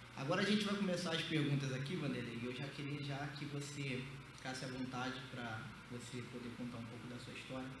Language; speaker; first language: Portuguese; native; Portuguese